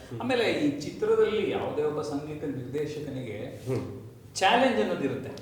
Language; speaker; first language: Kannada; native; Kannada